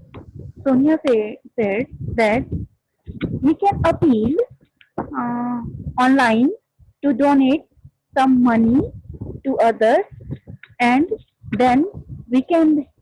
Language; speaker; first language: English; non-native, learner; Hindi